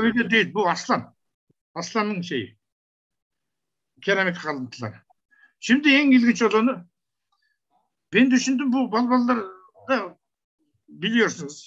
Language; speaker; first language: Turkish; non-native, learner; Kazakh